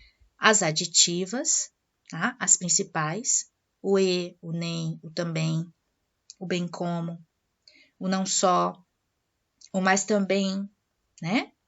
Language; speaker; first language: Portuguese; native; Portuguese